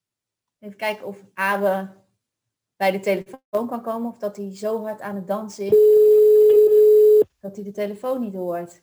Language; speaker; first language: Dutch; native; Dutch